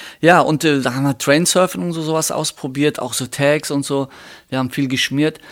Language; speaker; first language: German; early bilingual, other home language; Turkish